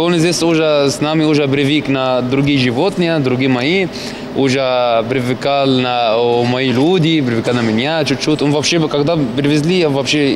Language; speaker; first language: Russian; non-native, learner; Arabic